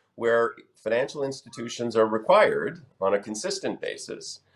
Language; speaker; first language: English; native; English